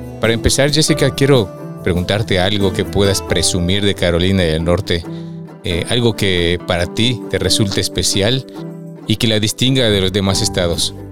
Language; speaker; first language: Spanish; native; Spanish